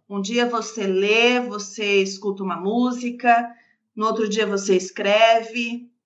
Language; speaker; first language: Portuguese; native; Portuguese